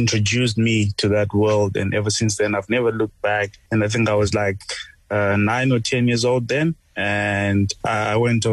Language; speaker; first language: English; non-native, local second language; Shona